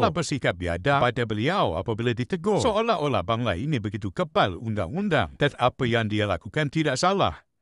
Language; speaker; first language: Malay; native; Malay